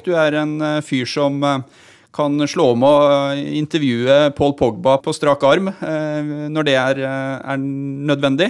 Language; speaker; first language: Norwegian; native; Norwegian